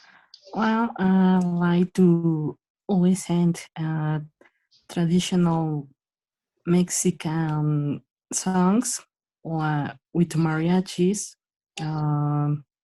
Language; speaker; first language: English; non-native, learner; Spanish